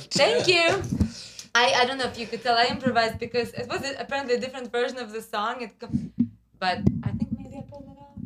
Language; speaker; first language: English; non-native, fluent; Russian